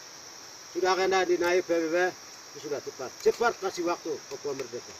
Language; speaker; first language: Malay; non-native, local second language; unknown